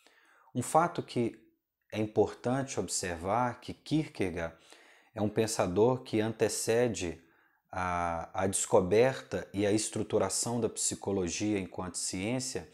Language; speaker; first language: Portuguese; native; Portuguese